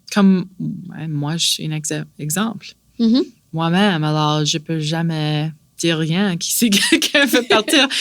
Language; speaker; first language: French; non-native, local second language; English